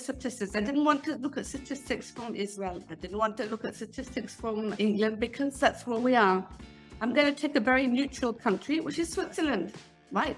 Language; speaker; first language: English; native; English